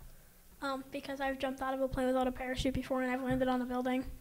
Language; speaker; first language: English; native; English